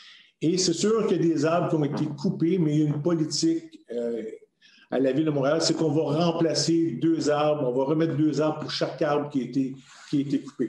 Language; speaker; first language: French; native; French